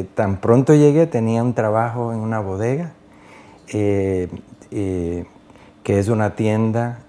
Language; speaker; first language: Spanish; native; Spanish